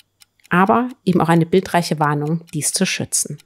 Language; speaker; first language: German; native; German